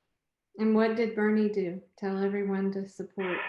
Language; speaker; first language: English; native; English